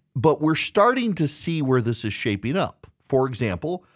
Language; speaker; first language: English; native; English